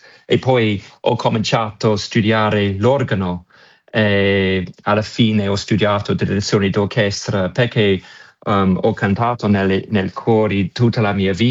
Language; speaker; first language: Italian; non-native, fluent; English